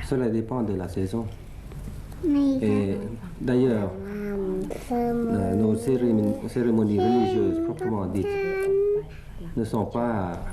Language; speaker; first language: French; early bilingual, other home language; Thai